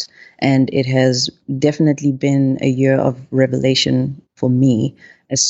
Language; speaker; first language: English; non-native, local second language; Zulu